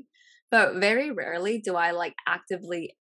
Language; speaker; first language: English; early bilingual, other home language; Cantonese